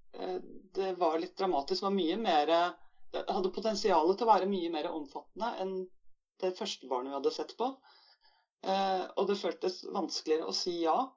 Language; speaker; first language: Norwegian; native; Norwegian